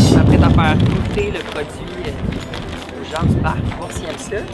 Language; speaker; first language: French; native; French